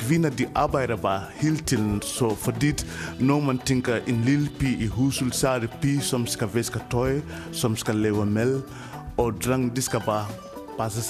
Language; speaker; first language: Danish; non-native, fluent; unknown